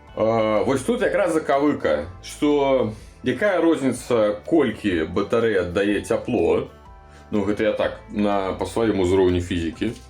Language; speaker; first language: Belarusian; native; Belarusian